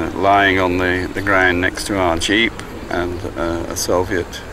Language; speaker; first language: English; native; English